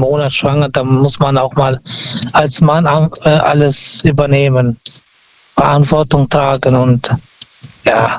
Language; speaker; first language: German; non-native, fluent; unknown